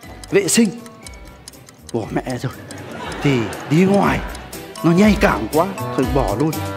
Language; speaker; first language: Vietnamese; non-native, fluent; Turkish